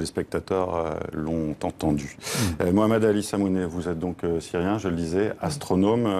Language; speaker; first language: French; native; French